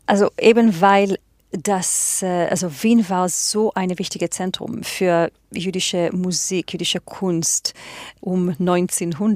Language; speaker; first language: German; non-native, fluent; Hebrew